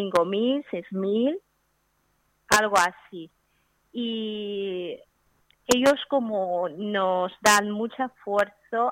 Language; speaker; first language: Spanish; non-native, learner; Chinese